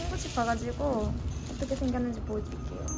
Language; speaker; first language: Korean; non-native, fluent; Russian